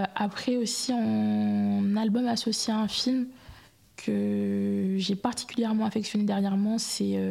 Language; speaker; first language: French; native; French